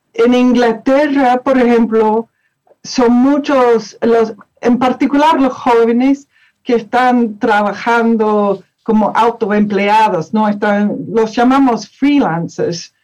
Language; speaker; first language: Spanish; non-native, fluent; English